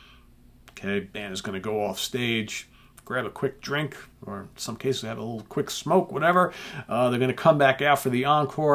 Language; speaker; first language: English; native; English